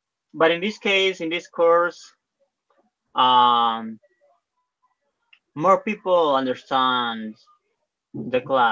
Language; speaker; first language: English; non-native, learner; Spanish